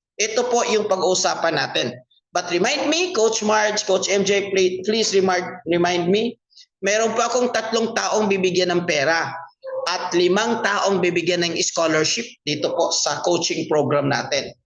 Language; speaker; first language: Filipino; non-native, local second language; Cebuano